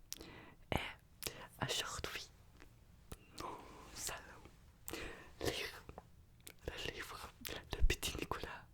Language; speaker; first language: French; non-native, learner; Russian